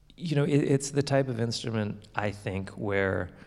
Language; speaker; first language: English; native; English